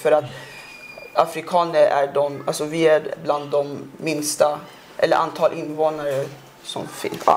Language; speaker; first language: Swedish; early bilingual, other home language; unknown